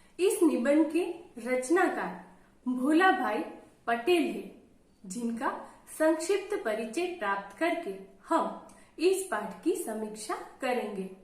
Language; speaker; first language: Hindi; non-native, local second language; Gujarati